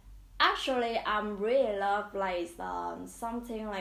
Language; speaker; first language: English; non-native, learner; Vietnamese